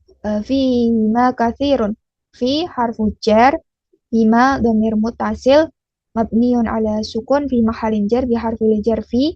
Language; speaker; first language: Arabic; non-native, learner; Indonesian